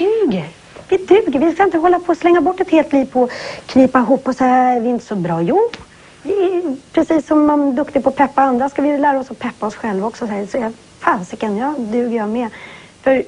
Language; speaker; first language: Swedish; native; Swedish